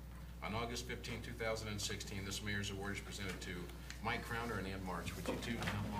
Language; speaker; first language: English; native; English